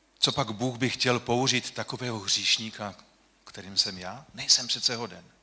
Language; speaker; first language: Czech; non-native, local second language; Polish